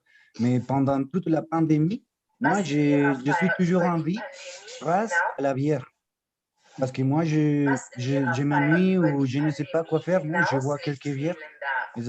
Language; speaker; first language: French; non-native, fluent; Spanish